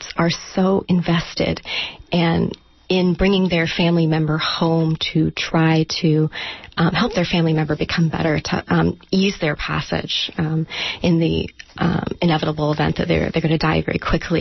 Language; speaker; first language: English; native; English